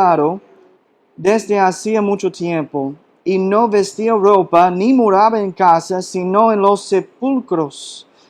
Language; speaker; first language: Spanish; non-native, fluent; English